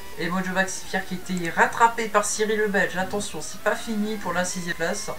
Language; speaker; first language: French; native; French